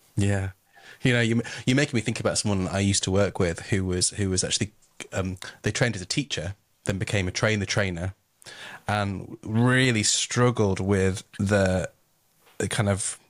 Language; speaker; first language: English; native; English